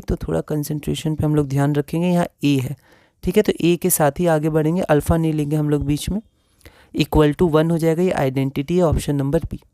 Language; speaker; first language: Hindi; native; Hindi